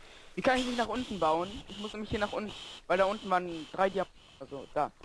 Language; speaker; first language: German; native; German